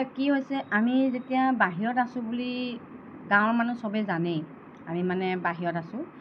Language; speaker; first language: Assamese; non-native, local second language; Mising